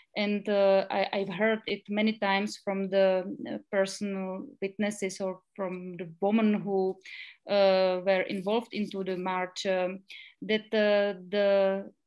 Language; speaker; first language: English; non-native, learner; Czech